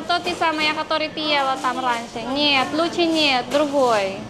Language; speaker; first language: Russian; non-native, learner; Filipino